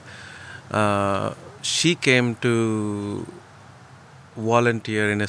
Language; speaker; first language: English; non-native, local second language; Telugu